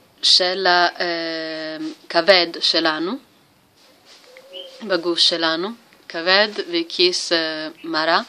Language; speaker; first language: Hebrew; non-native, learner; Italian